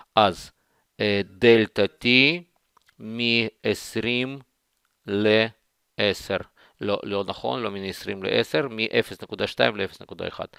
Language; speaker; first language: Hebrew; non-native, fluent; Russian